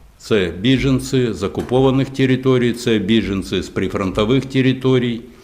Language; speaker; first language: Ukrainian; non-native, local second language; Russian